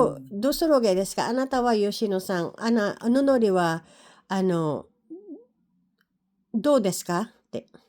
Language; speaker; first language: Japanese; non-native, learner; Filipino